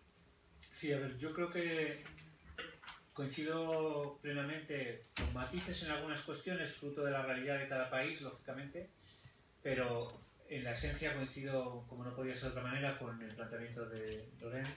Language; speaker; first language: Spanish; native; Spanish